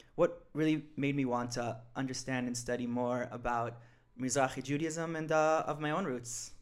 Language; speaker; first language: English; early bilingual, other home language; Hebrew